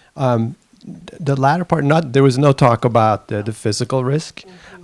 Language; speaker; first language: English; non-native, fluent; Swedish